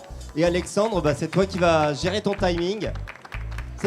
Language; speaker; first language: French; native; French